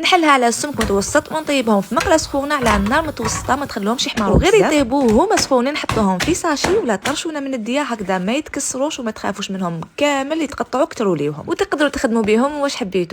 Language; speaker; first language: Arabic; native; Arabic